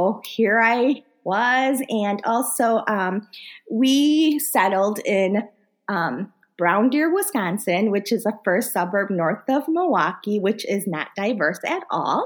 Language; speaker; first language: English; early bilingual, other home language; Korean